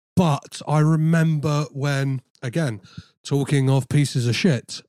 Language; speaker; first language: English; early bilingual, other home language; Greek